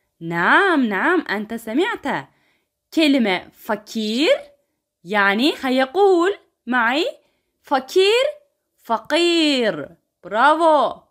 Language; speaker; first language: Arabic; non-native, fluent; Turkish